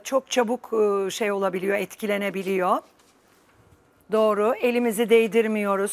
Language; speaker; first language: Turkish; native; Turkish